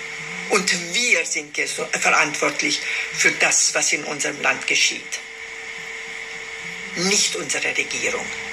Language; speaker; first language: German; non-native, fluent; Romanian